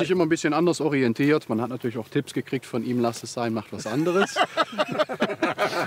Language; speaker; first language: German; native; German